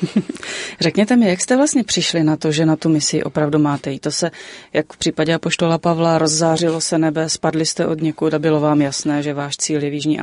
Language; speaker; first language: Czech; native; Czech